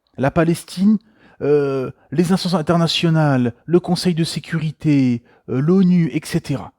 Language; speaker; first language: French; native; French